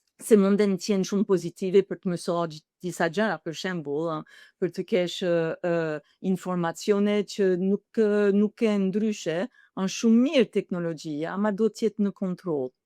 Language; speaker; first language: Albanian; early bilingual, heritage; Albanian